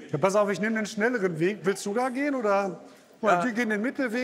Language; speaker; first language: German; native; German